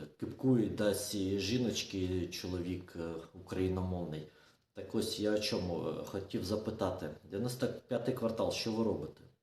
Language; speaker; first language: Ukrainian; non-native, local second language; Russian